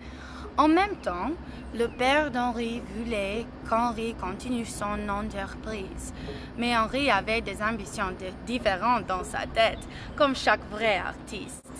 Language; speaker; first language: French; non-native, learner; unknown